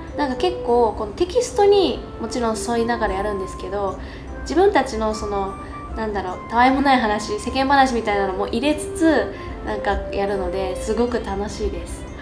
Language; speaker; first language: Japanese; native; Japanese